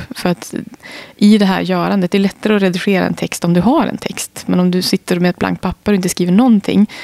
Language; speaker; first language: Swedish; native; Swedish